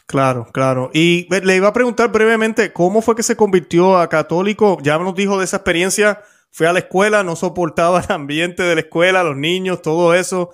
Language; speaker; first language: Spanish; native; Spanish